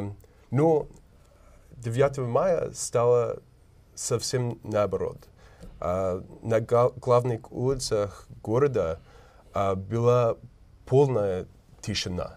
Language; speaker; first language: Russian; non-native, learner; English